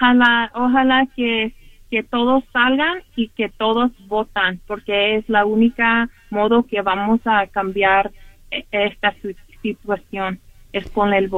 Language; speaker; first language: Spanish; early bilingual, heritage; Spanish